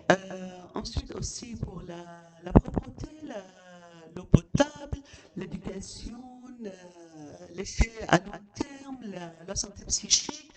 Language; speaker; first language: French; non-native, fluent; Arabic